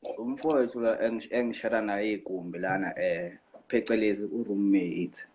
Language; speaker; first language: Zulu; native; Zulu